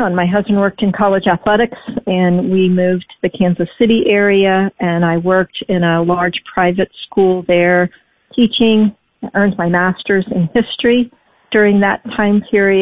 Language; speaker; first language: English; native; English